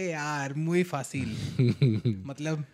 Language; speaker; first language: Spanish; non-native, learner; Hindi